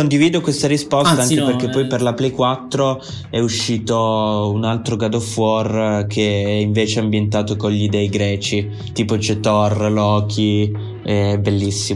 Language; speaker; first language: Italian; native; Italian